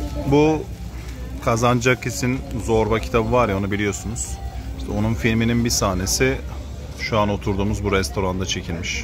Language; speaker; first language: Turkish; native; Turkish